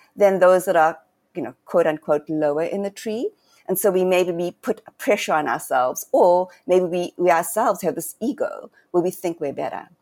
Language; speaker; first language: English; native; English